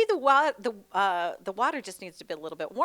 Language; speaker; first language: English; native; English